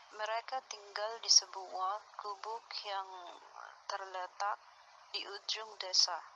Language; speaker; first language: Indonesian; non-native, learner; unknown